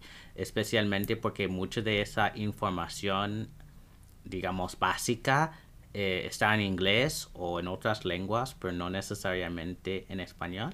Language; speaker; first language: Spanish; non-native, fluent; English